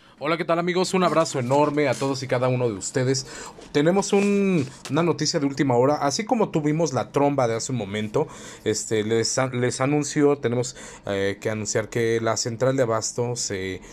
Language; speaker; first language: Spanish; native; Spanish